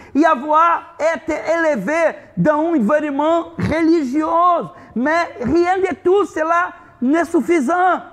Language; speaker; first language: French; non-native, fluent; Portuguese